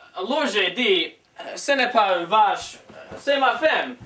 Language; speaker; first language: French; non-native, learner; English